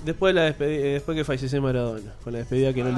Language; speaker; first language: Spanish; native; Spanish